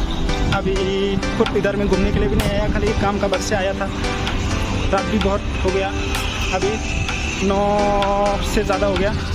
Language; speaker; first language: Hindi; non-native, local second language; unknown